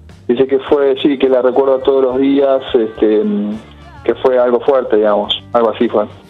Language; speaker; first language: Spanish; native; Spanish